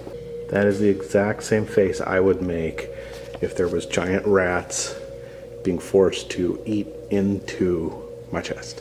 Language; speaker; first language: English; native; English